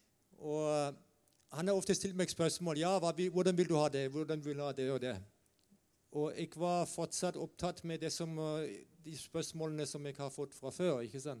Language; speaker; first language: Norwegian; non-native, fluent; German